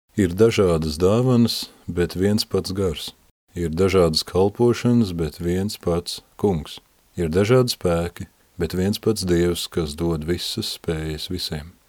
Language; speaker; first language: Latvian; native; Latvian